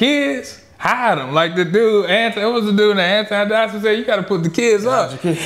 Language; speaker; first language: English; native; English